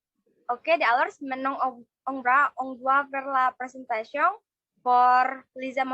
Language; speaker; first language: French; non-native, learner; Indonesian